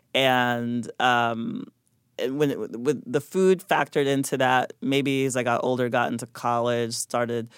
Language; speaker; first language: English; native; English